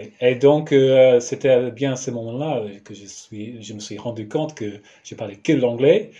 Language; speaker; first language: French; non-native, fluent; English